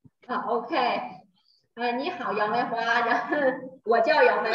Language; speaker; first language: Chinese; non-native, fluent; Thai